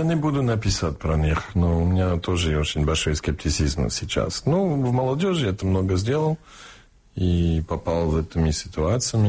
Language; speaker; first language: Russian; non-native, fluent; English